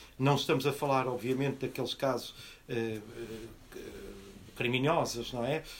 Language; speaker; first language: Portuguese; native; Portuguese